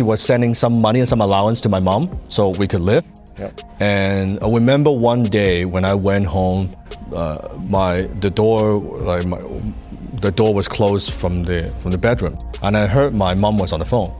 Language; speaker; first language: English; non-native, local second language; Cantonese